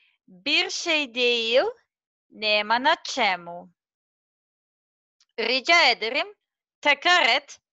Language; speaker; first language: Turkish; non-native, learner; Serbian